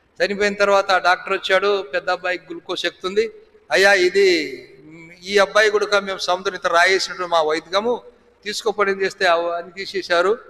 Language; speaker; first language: Telugu; non-native, local second language; Lambadi